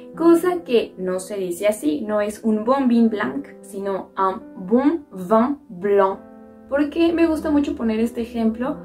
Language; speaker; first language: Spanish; native; Spanish